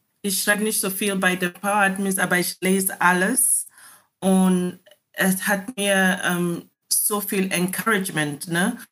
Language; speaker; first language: German; non-native, learner; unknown